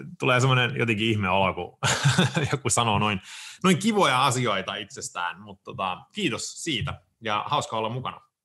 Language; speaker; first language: Finnish; early bilingual, heritage; Finnish